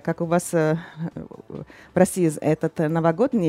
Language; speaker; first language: Russian; non-native, fluent; Finnish